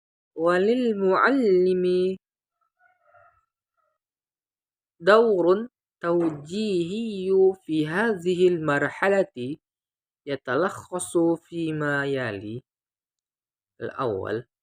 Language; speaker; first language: Arabic; non-native, learner; Indonesian